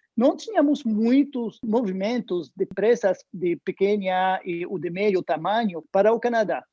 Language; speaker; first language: Portuguese; non-native, fluent; French